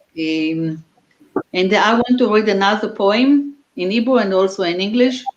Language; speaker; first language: English; non-native, fluent; Hebrew